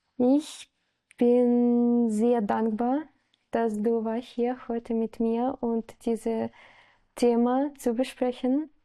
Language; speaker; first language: German; non-native, learner; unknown